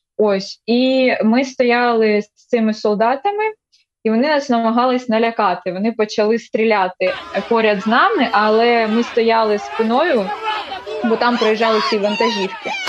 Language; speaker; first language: Ukrainian; non-native, local second language; Russian